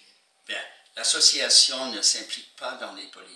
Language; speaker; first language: French; non-native, fluent; English